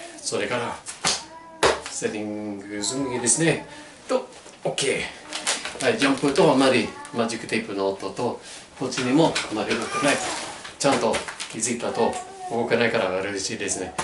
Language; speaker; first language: Japanese; non-native, learner; English